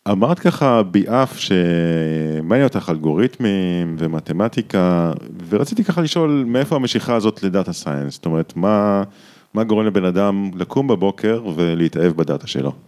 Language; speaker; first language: Hebrew; native; Hebrew